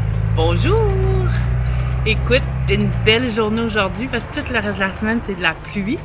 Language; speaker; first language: French; native; French